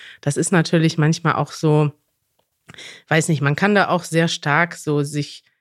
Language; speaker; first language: German; native; German